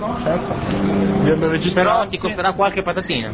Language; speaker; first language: Italian; native; Italian